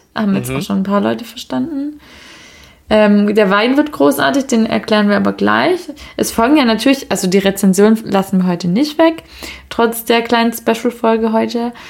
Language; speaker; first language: German; native; German